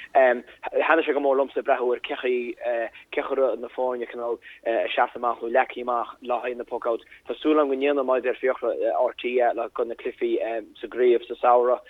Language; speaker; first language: Irish; native; Irish